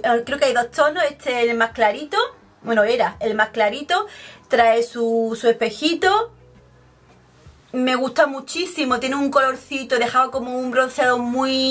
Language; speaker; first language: Spanish; native; Spanish